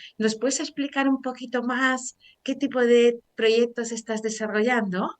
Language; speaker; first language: Spanish; native; Spanish